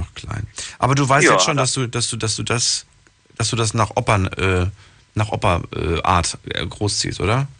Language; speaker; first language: German; native; German